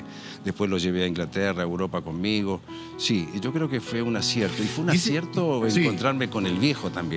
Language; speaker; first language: Spanish; native; Spanish